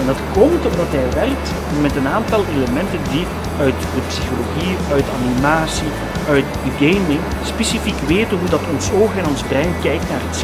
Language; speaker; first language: Dutch; native; Dutch